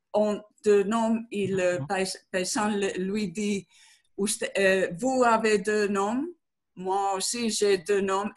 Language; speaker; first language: French; non-native, learner; Spanish